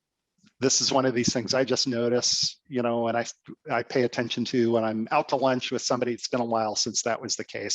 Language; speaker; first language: English; native; English